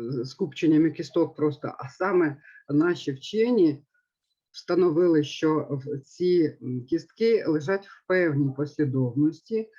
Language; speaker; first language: Ukrainian; native; Ukrainian